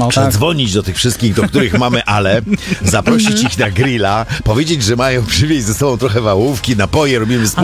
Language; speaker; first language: Polish; native; Polish